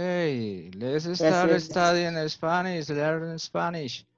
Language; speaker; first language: English; non-native, learner; Spanish